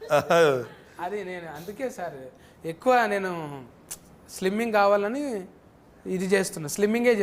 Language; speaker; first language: Telugu; native; Telugu